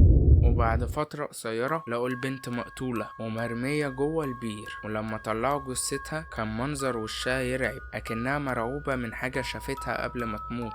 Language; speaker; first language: Arabic; native; Arabic